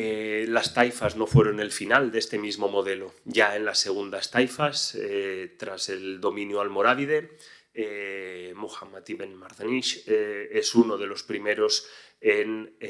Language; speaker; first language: Spanish; native; Spanish